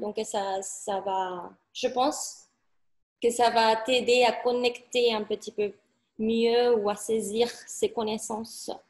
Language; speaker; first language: French; non-native, fluent; Spanish